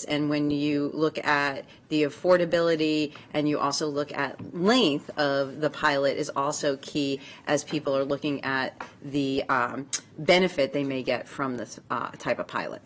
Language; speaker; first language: English; native; English